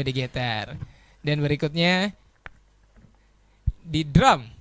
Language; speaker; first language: Indonesian; native; Indonesian